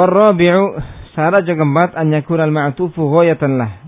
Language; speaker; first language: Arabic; non-native, fluent; Indonesian